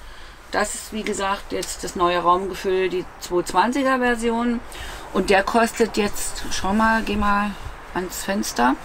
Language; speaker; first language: German; native; German